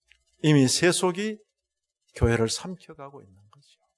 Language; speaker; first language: Korean; native; Korean